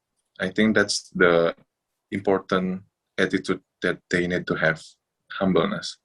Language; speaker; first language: English; non-native, fluent; Indonesian